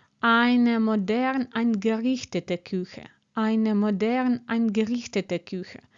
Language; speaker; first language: German; non-native, fluent; Ukrainian